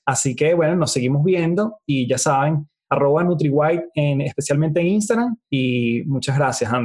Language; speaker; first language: Spanish; native; Spanish